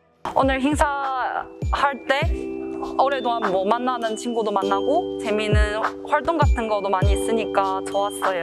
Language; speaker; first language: Korean; non-native, fluent; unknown